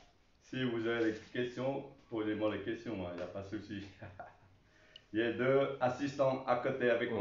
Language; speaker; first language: French; non-native, learner; Chinese